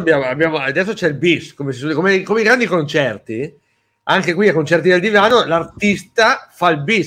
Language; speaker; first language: Italian; native; Italian